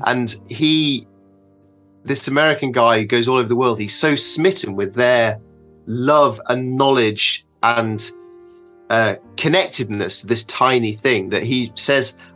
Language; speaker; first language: English; native; English